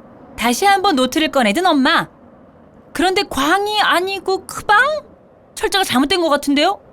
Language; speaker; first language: Korean; native; Korean